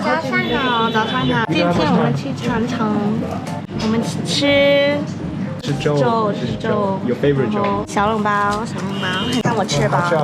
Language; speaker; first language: Chinese; early bilingual, heritage; English